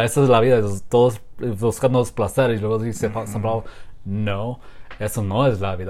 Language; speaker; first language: Spanish; non-native, learner; English